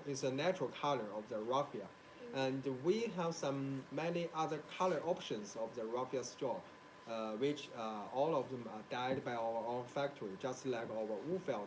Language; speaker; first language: English; non-native, learner; Chinese